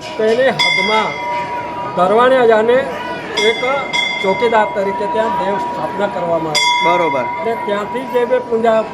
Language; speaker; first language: Gujarati; non-native, local second language; Vasavi